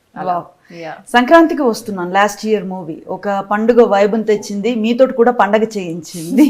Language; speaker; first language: Telugu; native; Telugu